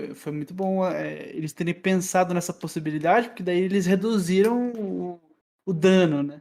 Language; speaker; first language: Portuguese; native; Portuguese